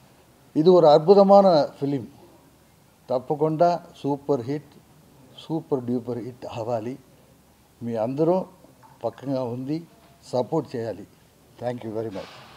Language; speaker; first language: Telugu; non-native, local second language; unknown